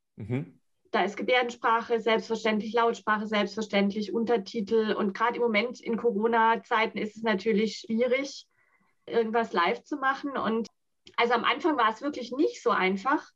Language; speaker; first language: German; non-native, local second language; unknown